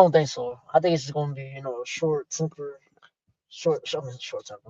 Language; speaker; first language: English; native; English